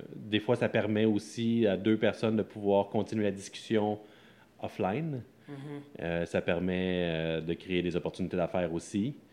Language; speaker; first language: French; native; French